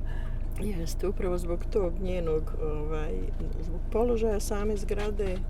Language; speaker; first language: Bosnian; native; Bosnian